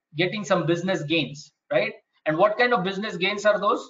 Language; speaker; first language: English; non-native, local second language; Marathi